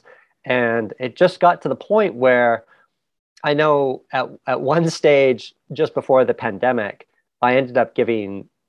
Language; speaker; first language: English; native; English